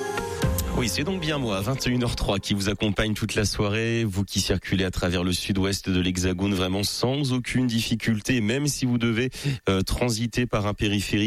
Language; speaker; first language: French; native; French